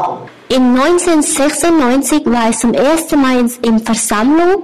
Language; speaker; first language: German; non-native, learner; Thai